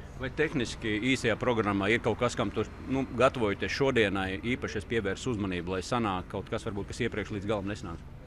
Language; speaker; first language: Latvian; native; Latvian